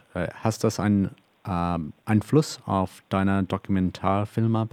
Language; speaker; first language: German; non-native, learner; English